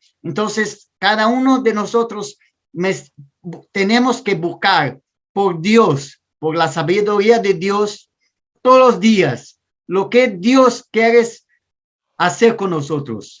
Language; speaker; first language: Spanish; non-native, learner; Portuguese